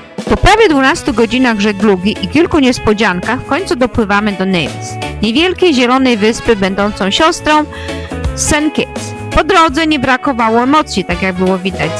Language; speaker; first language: Polish; native; Polish